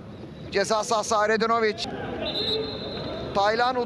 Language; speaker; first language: Turkish; native; Turkish